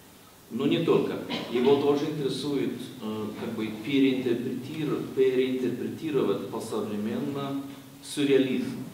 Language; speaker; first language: Russian; non-native, fluent; Swedish